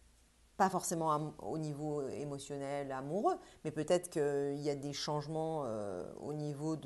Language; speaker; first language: French; native; French